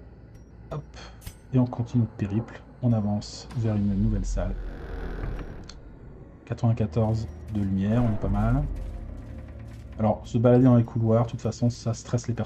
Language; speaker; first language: French; native; French